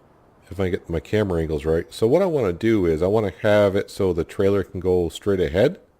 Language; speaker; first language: English; native; English